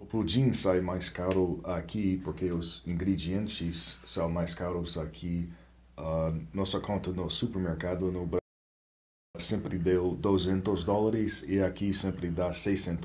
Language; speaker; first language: Portuguese; non-native, fluent; English